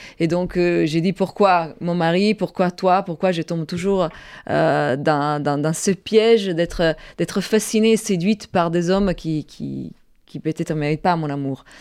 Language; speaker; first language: French; non-native, fluent; Italian